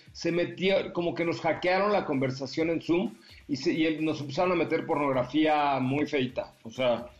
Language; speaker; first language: Spanish; native; Spanish